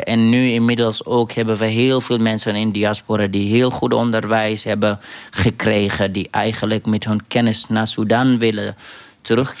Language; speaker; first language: Dutch; non-native, fluent; Arabic